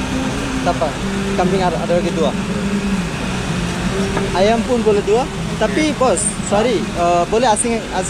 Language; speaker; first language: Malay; non-native, learner; Bangla